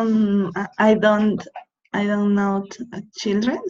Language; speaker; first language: English; non-native, learner; Spanish